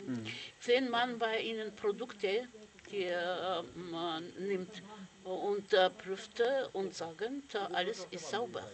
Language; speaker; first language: German; non-native, fluent; Russian